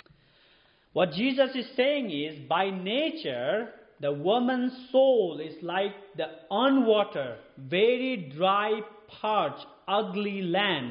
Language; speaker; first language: English; non-native, local second language; Nepali